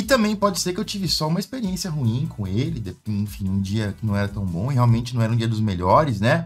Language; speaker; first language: Portuguese; native; Portuguese